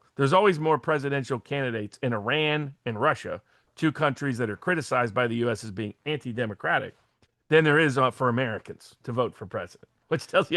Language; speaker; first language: English; native; English